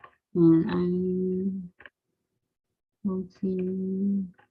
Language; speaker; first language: English; non-native, learner; Spanish